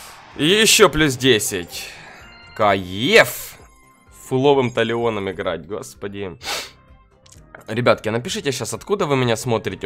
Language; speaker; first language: Russian; native; Russian